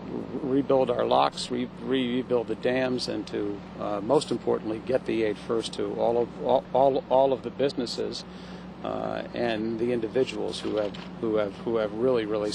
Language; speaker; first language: English; native; English